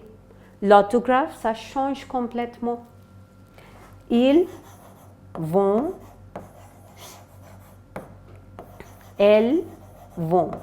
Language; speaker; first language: French; non-native, fluent; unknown